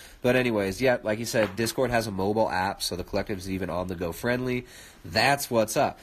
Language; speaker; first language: English; native; English